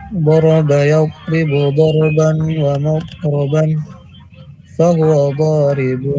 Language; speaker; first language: Arabic; non-native, learner; Indonesian